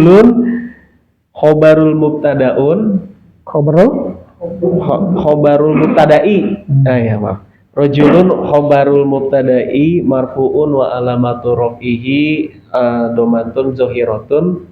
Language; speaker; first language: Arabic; non-native, learner; Indonesian